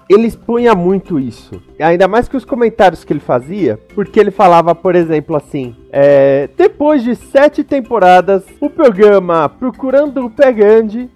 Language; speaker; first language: Portuguese; native; Portuguese